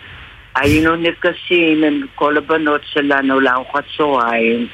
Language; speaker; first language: Hebrew; non-native, fluent; English